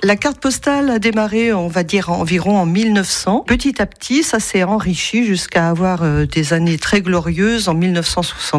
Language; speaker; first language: French; native; French